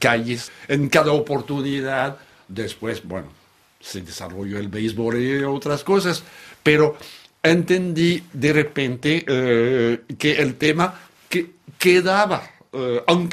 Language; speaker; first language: Spanish; non-native, fluent; French